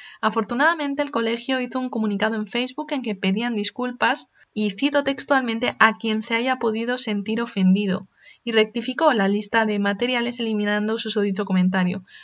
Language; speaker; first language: Spanish; early bilingual, other home language; Chinese